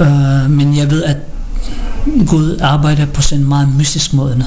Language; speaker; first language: Danish; early bilingual, other home language; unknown